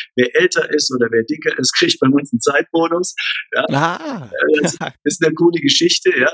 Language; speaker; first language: German; native; German